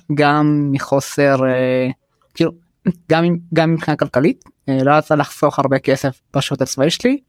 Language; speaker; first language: Hebrew; early bilingual, other home language; Amharic